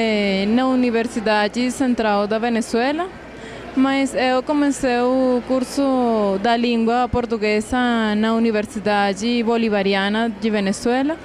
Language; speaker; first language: Portuguese; non-native, fluent; Spanish